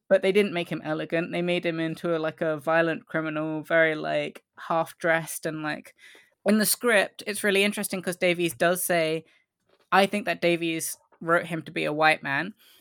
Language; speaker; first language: English; native; English